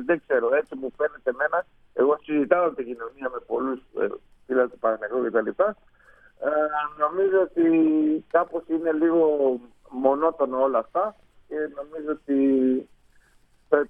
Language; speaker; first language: Greek; non-native, fluent; Spanish